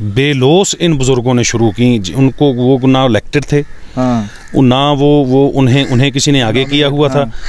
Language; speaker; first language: Urdu; native; Urdu